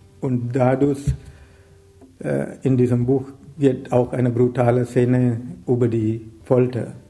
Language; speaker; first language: German; non-native, learner; Sinhala